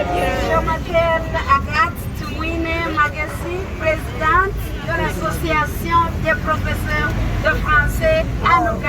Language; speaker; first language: French; non-native, fluent; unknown